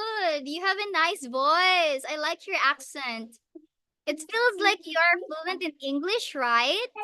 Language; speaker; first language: English; non-native, local second language; Filipino